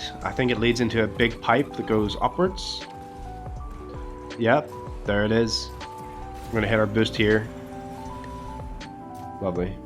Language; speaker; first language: English; native; English